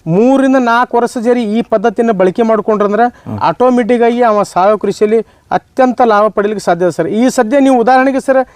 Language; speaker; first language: Kannada; non-native, local second language; Marathi